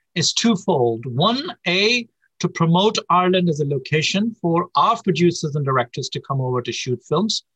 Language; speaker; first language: English; native; English